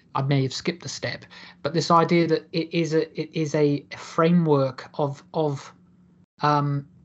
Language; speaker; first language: English; native; English